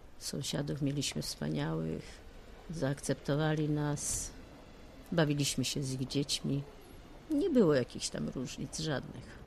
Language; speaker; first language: Polish; native; Polish